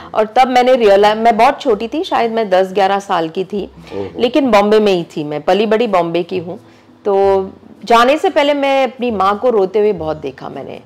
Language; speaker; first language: Hindi; non-native, local second language; Tamil